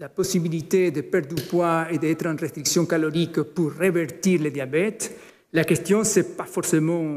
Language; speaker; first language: French; non-native, fluent; Spanish